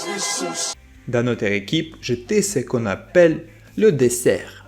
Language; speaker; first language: French; non-native, fluent; Russian